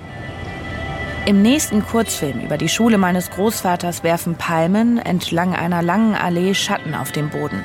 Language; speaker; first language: German; native; German